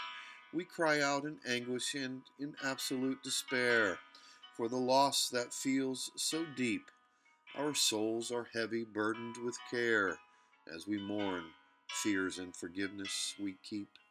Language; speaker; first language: English; native; English